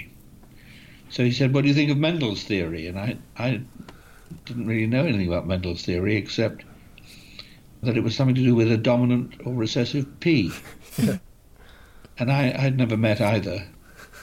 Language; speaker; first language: English; native; English